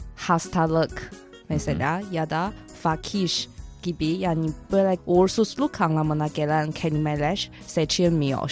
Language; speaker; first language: Turkish; non-native, fluent; Chinese